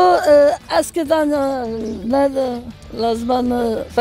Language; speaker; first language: Turkish; non-native, local second language; Arabic